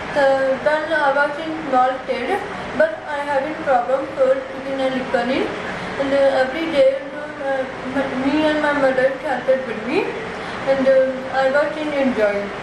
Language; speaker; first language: English; non-native, learner; Punjabi